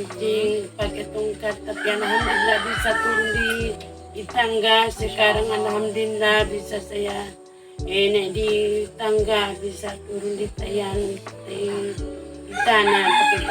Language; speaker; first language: Indonesian; non-native, local second language; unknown